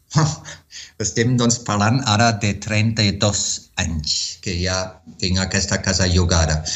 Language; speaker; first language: Catalan; non-native, fluent; German